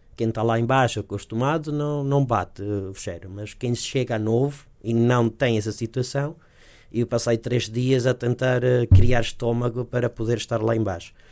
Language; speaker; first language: Portuguese; early bilingual, heritage; Portuguese